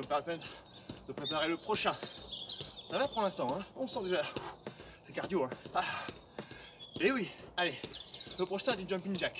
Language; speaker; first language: French; native; French